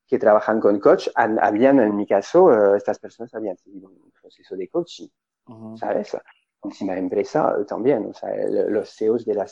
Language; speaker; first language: Spanish; non-native, fluent; French